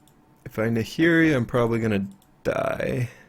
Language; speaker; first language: English; native; English